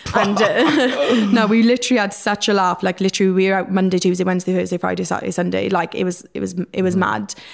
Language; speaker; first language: English; native; English